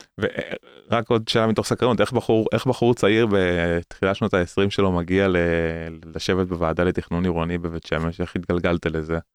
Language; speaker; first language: Hebrew; native; Hebrew